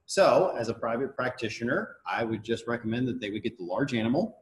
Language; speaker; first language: English; native; English